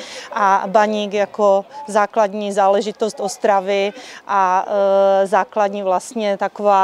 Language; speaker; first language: Czech; native; Czech